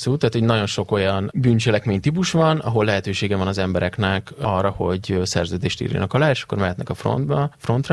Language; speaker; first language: Hungarian; native; Hungarian